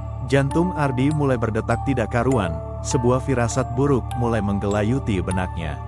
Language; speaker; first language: Indonesian; native; Indonesian